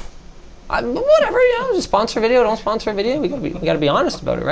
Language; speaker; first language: English; native; English